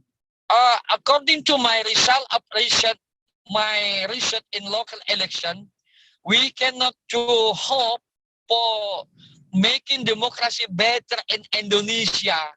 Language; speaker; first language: English; non-native, learner; Indonesian